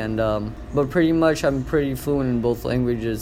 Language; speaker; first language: English; early bilingual, other home language; Polish